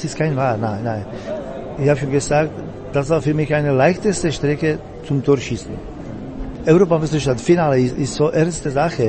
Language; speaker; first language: German; non-native, fluent; Czech